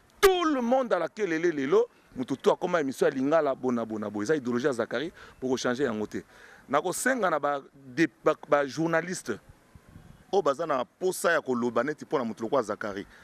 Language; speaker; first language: Lingala; non-native, local second language; Luba-Lulua